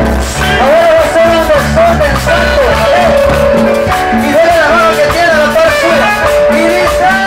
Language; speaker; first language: Spanish; native; Spanish